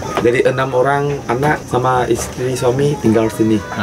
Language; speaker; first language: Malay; non-native, local second language; Chinese